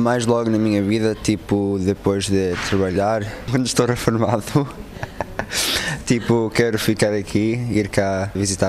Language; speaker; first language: Portuguese; early bilingual, heritage; Portuguese